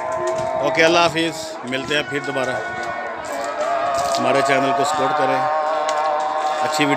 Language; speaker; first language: Hindi; non-native, local second language; Punjabi